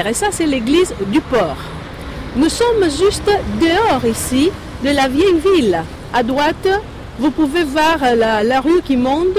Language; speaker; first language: French; non-native, fluent; Greek